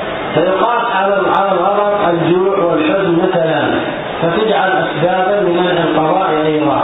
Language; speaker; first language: Arabic; native; Arabic